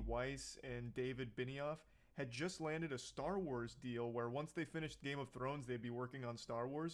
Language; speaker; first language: English; native; English